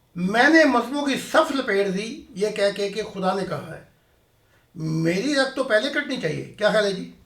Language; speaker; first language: Urdu; native; Urdu